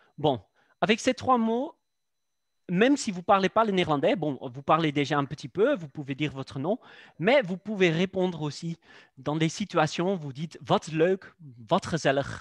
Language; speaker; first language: French; non-native, fluent; Dutch